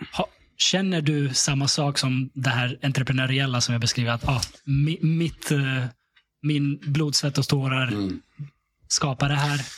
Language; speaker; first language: Swedish; early bilingual, other home language; Russian